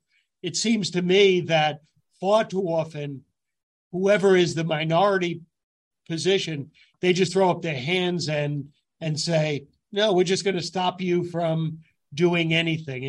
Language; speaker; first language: English; native; English